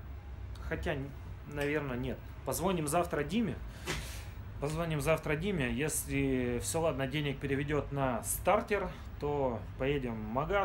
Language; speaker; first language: Russian; native; Russian